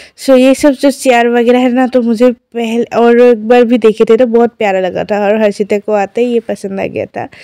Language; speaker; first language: Hindi; non-native, local second language; Assamese